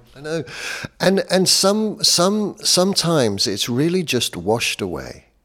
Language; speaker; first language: English; native; English